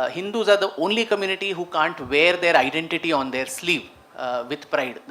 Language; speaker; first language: English; non-native, local second language; Kannada